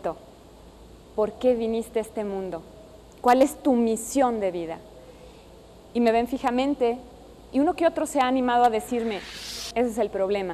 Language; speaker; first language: Spanish; native; Spanish